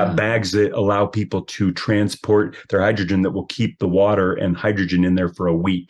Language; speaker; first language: English; native; English